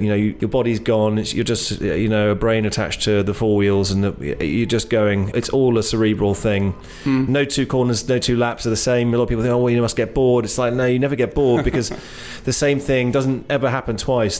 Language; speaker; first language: English; native; English